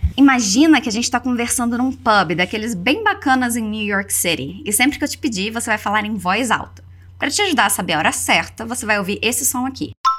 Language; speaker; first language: Portuguese; native; Portuguese